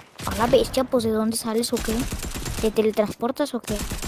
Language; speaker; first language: Spanish; native; Spanish